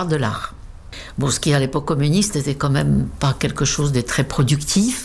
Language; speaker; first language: French; non-native, fluent; Czech